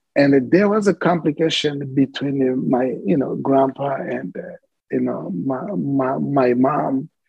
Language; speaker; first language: English; non-native, fluent; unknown